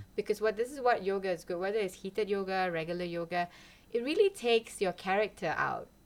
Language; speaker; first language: English; non-native, local second language; Malay